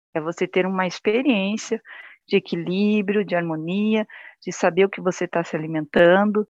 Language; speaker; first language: Portuguese; native; Portuguese